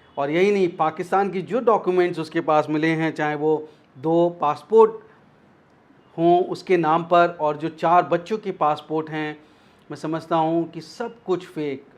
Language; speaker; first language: Hindi; native; Hindi